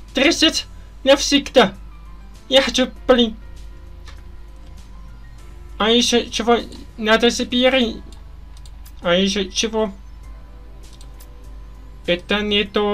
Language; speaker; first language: Russian; non-native, learner; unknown